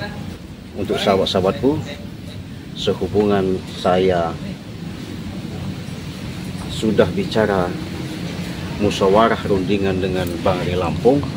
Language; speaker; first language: Indonesian; native; Indonesian